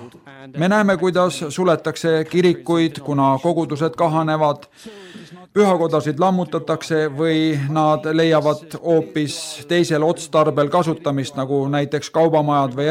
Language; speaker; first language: Estonian; native; Estonian